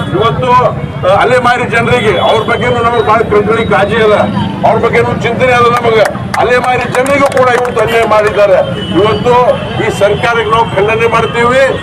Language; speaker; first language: Kannada; non-native, local second language; Lambadi